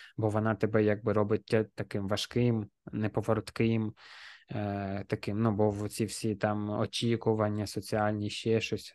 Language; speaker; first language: Ukrainian; non-native, local second language; Russian